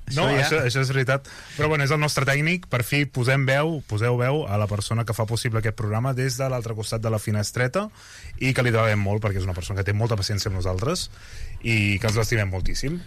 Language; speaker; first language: Catalan; native; Catalan